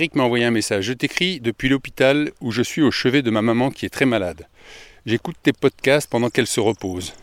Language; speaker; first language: French; native; French